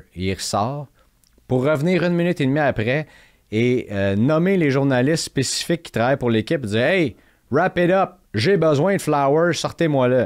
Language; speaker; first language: French; native; French